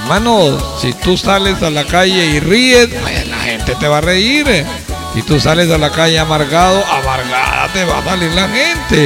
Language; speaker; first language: Spanish; native; Spanish